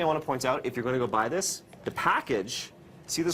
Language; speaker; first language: English; native; English